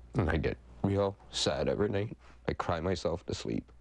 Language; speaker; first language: English; native; English